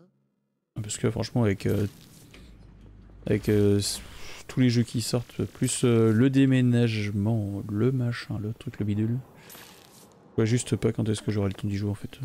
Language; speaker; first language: French; native; French